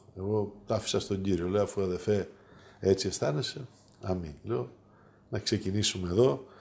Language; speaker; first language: Greek; native; Greek